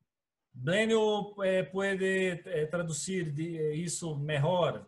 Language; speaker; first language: Spanish; non-native, learner; Portuguese